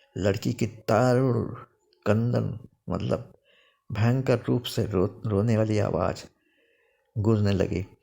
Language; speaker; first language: Hindi; native; Hindi